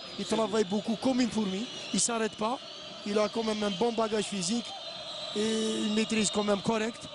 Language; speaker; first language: French; non-native, local second language; Arabic